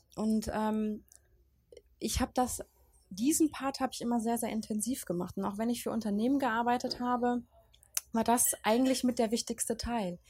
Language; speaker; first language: German; native; German